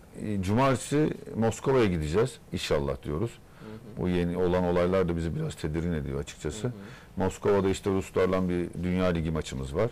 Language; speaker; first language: Turkish; native; Turkish